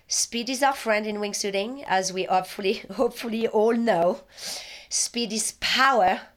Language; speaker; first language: English; non-native, fluent; French